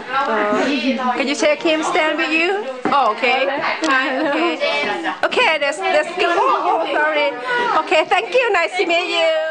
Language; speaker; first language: English; non-native, learner; Thai